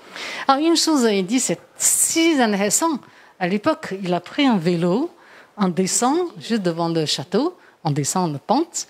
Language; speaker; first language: French; non-native, fluent; Chinese